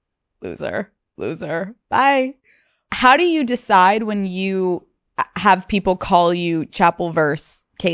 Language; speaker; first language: English; native; English